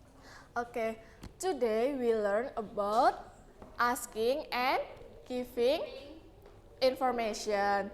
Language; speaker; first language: English; non-native, learner; Indonesian